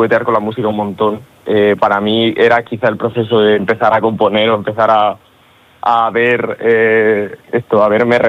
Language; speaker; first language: Spanish; native; Spanish